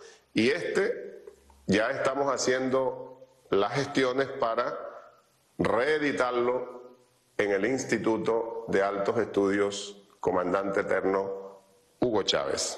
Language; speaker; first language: Spanish; native; Spanish